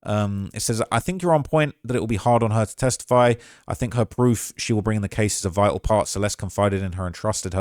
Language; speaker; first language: English; native; English